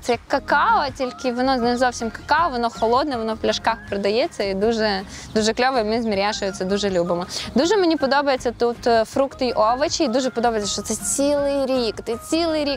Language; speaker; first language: Ukrainian; native; Ukrainian